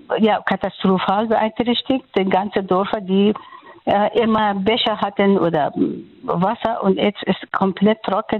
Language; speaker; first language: German; non-native, fluent; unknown